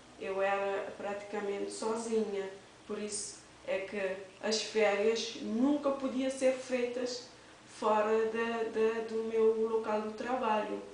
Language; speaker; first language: Portuguese; non-native, local second language; Kabuverdianu